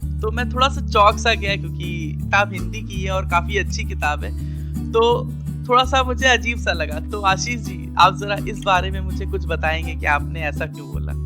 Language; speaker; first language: Hindi; native; Hindi